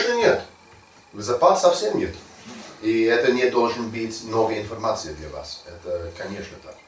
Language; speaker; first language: Russian; non-native, learner; English